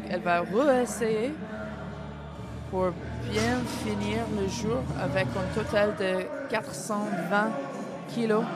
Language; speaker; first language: French; non-native, fluent; English